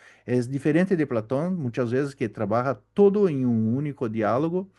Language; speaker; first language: Spanish; non-native, learner; Portuguese